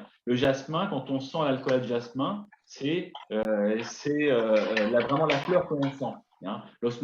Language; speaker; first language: French; native; French